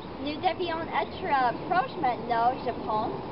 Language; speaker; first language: French; non-native, learner; English